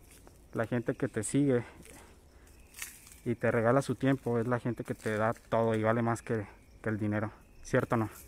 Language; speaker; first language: Spanish; native; Spanish